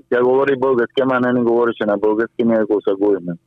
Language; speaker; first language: Bulgarian; non-native, fluent; Spanish